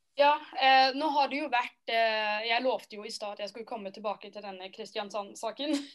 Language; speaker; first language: Norwegian; native; Norwegian